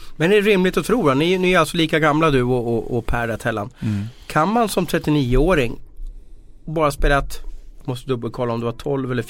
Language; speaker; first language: Swedish; native; Swedish